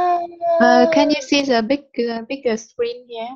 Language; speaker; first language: English; non-native, learner; Vietnamese